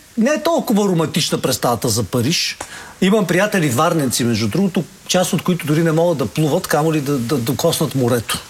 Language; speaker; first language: Bulgarian; native; Bulgarian